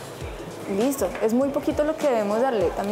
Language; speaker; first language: Spanish; native; Spanish